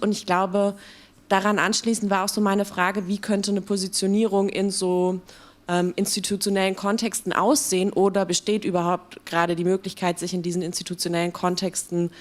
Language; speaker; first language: German; native; German